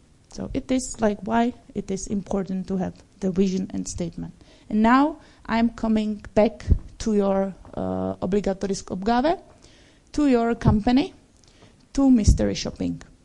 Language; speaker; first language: English; non-native, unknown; Czech